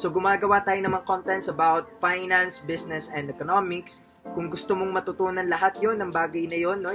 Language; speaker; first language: Filipino; native; Filipino